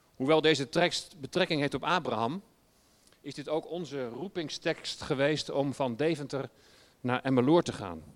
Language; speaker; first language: Dutch; native; Dutch